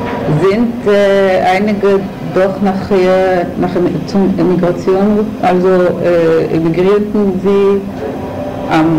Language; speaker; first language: German; non-native, fluent; Hebrew